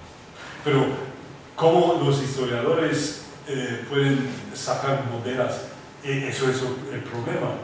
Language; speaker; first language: Spanish; non-native, fluent; English